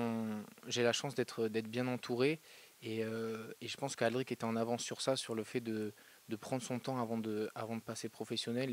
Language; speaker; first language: French; native; French